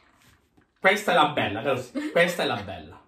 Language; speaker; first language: Italian; native; Italian